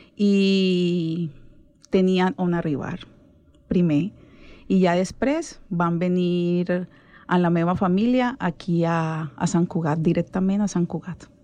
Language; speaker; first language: Catalan; non-native, learner; Spanish